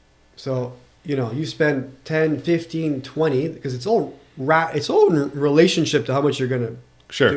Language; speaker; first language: English; non-native, local second language; French